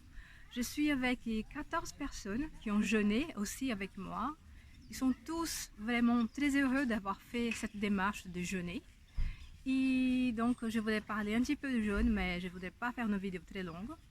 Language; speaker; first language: French; non-native, fluent; Portuguese